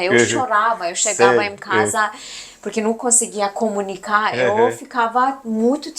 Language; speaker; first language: Portuguese; non-native, learner; Persian